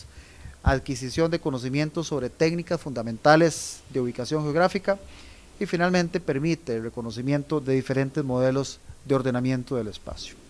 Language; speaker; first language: Spanish; native; Spanish